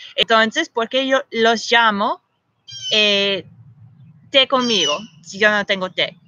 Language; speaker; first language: Spanish; non-native, fluent; English